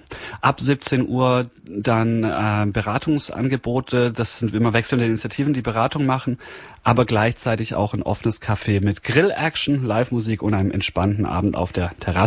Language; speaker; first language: German; native; German